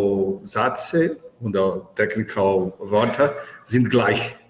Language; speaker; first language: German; non-native, learner; Portuguese